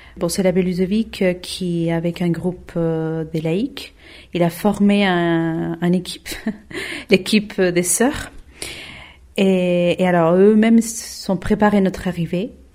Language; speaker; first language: French; non-native, fluent; Spanish